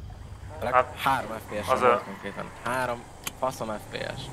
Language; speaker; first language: Hungarian; native; Hungarian